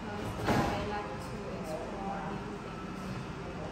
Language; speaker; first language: English; non-native, learner; Vietnamese